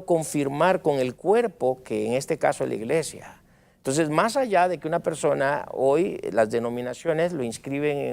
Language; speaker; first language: Spanish; native; Spanish